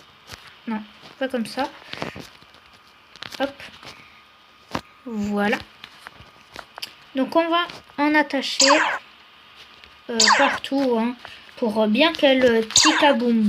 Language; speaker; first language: French; native; French